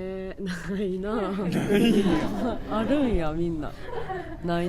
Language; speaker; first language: Japanese; non-native, fluent; Chinese